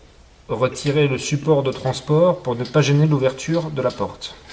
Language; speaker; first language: French; native; French